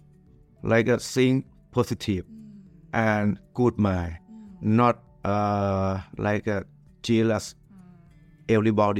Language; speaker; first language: English; non-native, learner; Thai